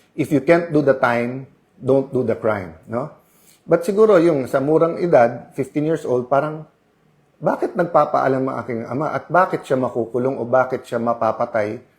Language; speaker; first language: Filipino; native; Filipino